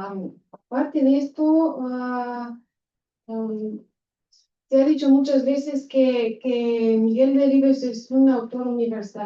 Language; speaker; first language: Spanish; non-native, fluent; Bulgarian